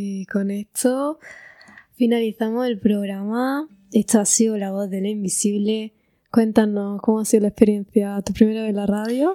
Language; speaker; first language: Spanish; native; Spanish